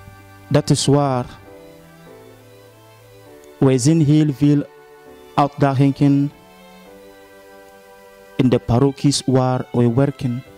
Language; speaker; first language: Dutch; non-native, fluent; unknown